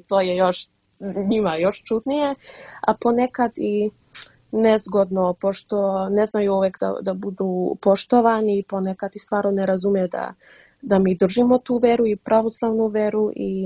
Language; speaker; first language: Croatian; early bilingual, heritage; Dutch